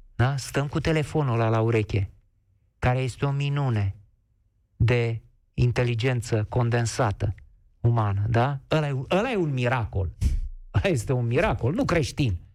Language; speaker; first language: Romanian; native; Romanian